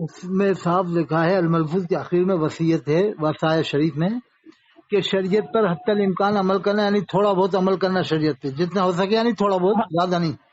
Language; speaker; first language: Urdu; native; Urdu